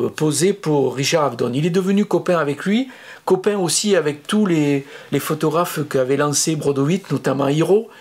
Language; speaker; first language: French; native; French